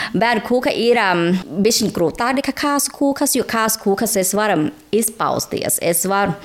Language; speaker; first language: Latvian; non-native, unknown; Thai